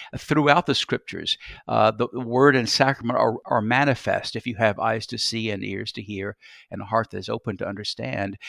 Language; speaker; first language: English; native; English